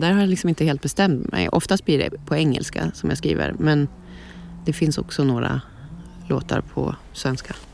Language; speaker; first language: Swedish; native; Swedish